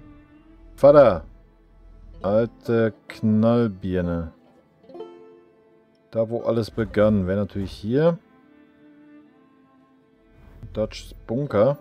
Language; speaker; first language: German; native; German